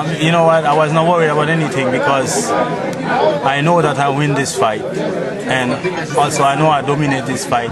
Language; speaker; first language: English; non-native, fluent; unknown